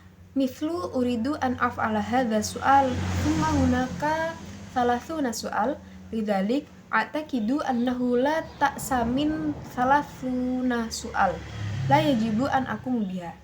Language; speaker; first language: Arabic; non-native, learner; Indonesian